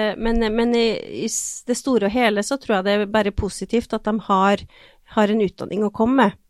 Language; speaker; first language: Norwegian; native; Norwegian